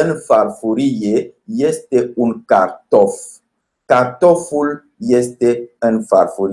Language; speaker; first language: Romanian; non-native, fluent; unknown